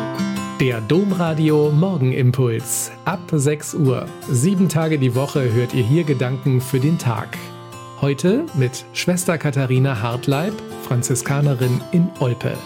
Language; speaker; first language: German; native; German